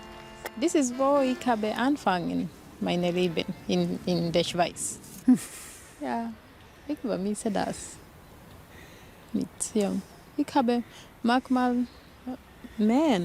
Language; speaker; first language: German; non-native, learner; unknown